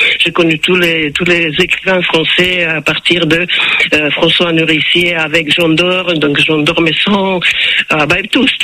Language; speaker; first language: French; non-native, fluent; Czech